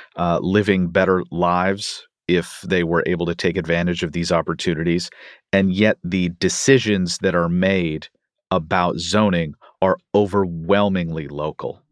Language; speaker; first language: English; native; English